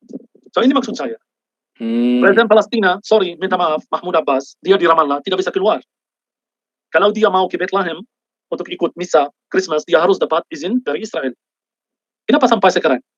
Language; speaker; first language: Indonesian; non-native, fluent; Arabic